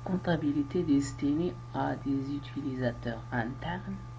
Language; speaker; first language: French; non-native, local second language; Arabic